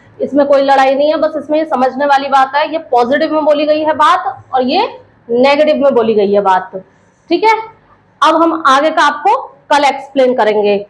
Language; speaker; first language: Hindi; native; Hindi